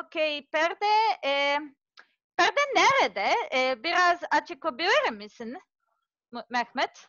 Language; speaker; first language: Turkish; non-native, learner; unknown